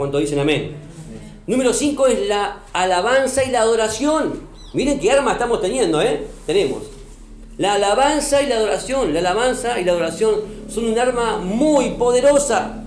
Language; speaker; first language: Spanish; native; Spanish